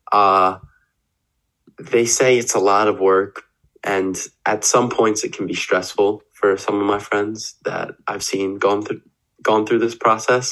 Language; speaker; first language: English; native; English